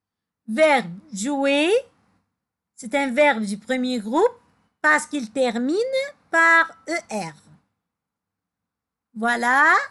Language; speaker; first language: French; non-native, fluent; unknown